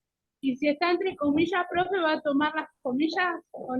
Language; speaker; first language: Spanish; native; Spanish